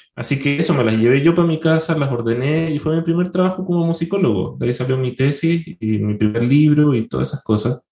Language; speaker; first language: Spanish; native; Spanish